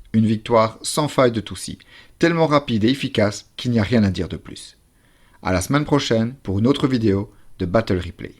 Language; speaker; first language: French; native; French